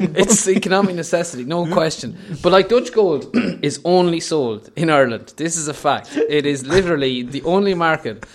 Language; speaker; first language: English; native; English